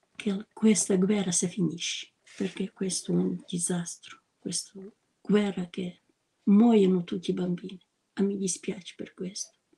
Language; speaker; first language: Italian; non-native, learner; Ukrainian